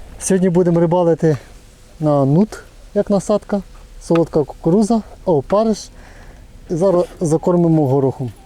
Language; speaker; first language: Ukrainian; native; Ukrainian